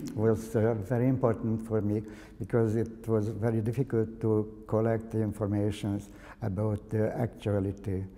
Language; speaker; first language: English; non-native, learner; Hungarian